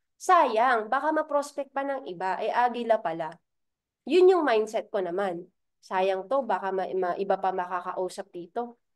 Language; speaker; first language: Filipino; native; Filipino